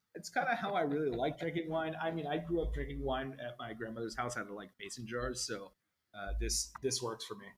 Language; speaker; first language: English; native; English